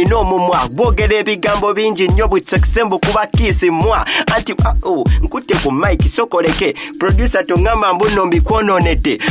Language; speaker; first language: English; non-native, local second language; Ganda